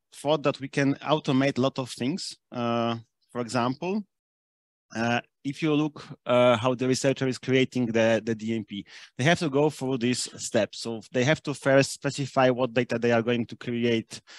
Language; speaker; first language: English; non-native, fluent; German